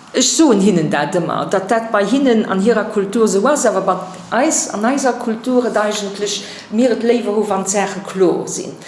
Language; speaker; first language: Luxembourgish; native; Luxembourgish